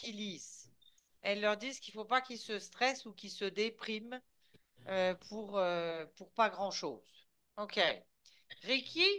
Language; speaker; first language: French; non-native, fluent; Spanish